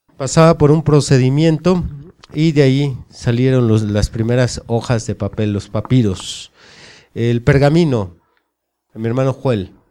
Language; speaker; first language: Spanish; native; Spanish